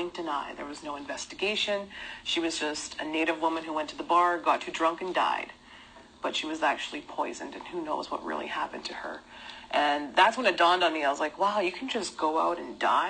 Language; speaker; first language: English; native; English